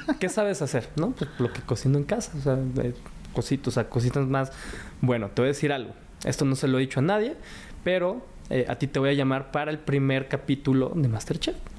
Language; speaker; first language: Spanish; early bilingual, other home language; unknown